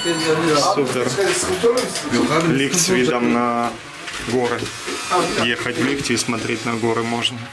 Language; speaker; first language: Russian; native; Russian